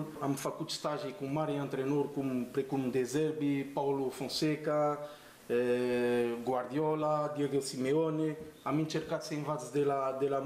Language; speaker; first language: Romanian; non-native, learner; Portuguese